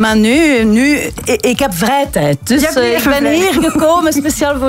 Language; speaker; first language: Dutch; non-native, local second language; French